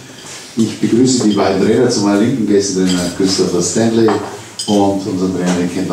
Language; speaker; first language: German; native; German